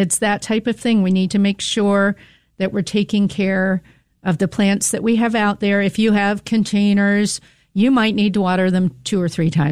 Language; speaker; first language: English; native; English